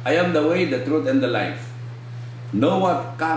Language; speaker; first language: English; non-native, local second language; Filipino